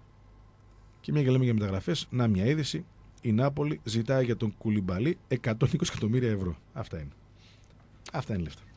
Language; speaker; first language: Greek; native; Greek